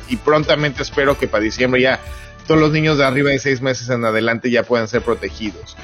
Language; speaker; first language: Spanish; native; Spanish